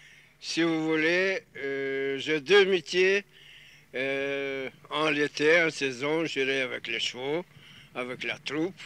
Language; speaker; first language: French; non-native, learner; Russian